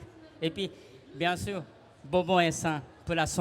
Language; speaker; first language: French; non-native, fluent; Japanese